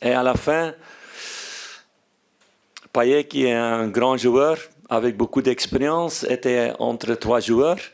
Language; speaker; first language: French; non-native, fluent; Dutch